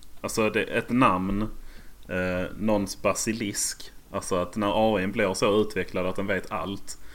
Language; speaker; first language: Swedish; native; Swedish